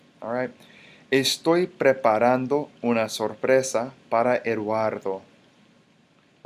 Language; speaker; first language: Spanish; non-native, fluent; English